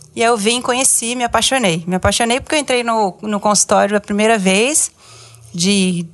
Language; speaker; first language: Portuguese; native; Portuguese